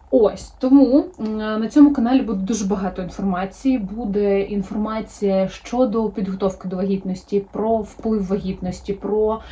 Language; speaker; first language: Ukrainian; non-native, local second language; Russian